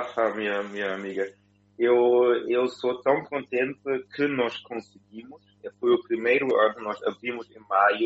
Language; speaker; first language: Portuguese; non-native, fluent; German